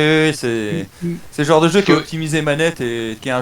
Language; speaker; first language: French; native; French